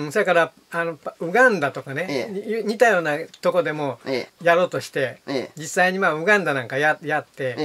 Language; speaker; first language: Japanese; native; Japanese